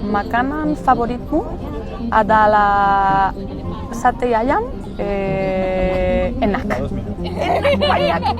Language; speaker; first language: Indonesian; non-native, learner; Spanish